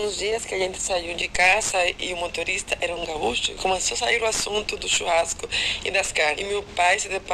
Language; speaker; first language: Portuguese; non-native, fluent; Spanish